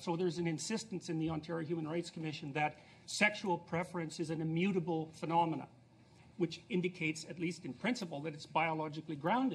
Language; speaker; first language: English; native; English